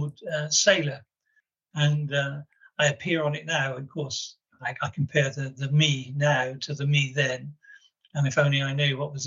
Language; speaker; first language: English; native; English